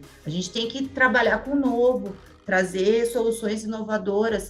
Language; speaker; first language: Portuguese; native; Portuguese